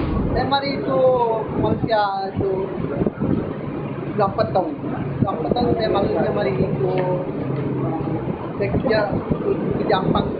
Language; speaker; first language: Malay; non-native, learner; Bangla